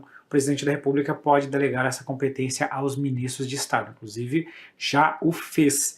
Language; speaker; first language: Portuguese; native; Portuguese